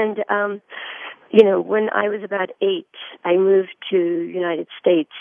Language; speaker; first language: English; early bilingual, other home language; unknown